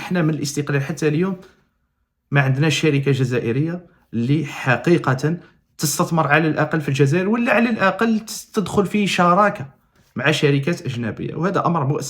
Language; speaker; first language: Arabic; native; Arabic